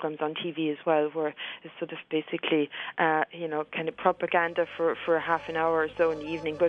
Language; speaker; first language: English; non-native, fluent; German